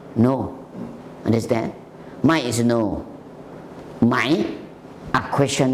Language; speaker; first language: English; non-native, learner; Thai